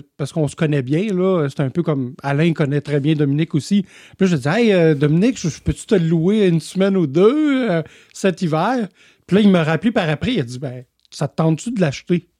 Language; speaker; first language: French; native; French